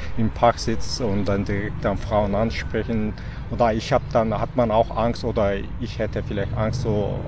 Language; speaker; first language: German; non-native, fluent; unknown